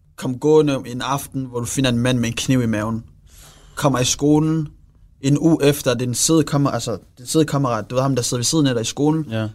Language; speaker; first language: Danish; early bilingual, other home language; Rundi